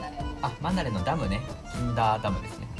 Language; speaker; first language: Japanese; native; Japanese